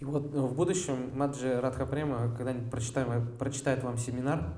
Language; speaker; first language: Russian; native; Russian